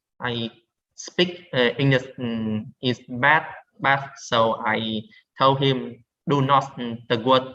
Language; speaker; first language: English; non-native, learner; Vietnamese